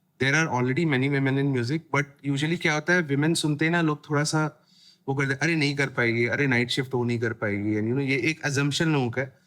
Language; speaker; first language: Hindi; native; Hindi